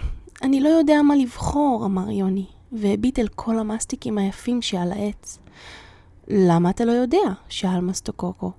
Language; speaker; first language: Hebrew; native; Hebrew